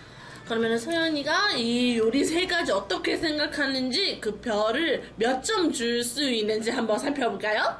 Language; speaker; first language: Korean; non-native, fluent; Chinese